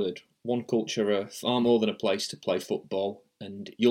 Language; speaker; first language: English; native; English